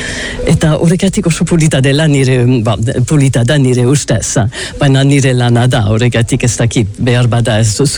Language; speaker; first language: Basque; early bilingual, heritage; English